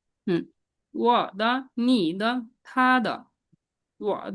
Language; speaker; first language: Chinese; non-native, fluent; Bangla